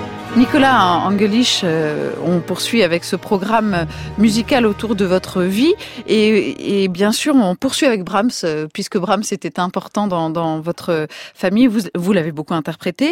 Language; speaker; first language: French; native; French